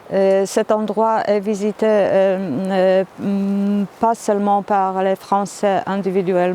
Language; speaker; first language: French; non-native, fluent; Polish